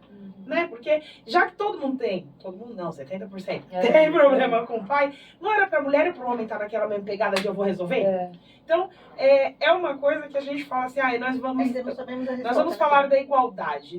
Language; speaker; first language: Portuguese; native; Portuguese